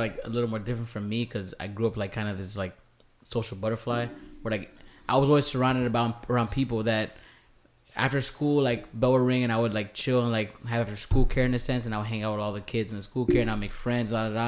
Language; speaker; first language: English; native; English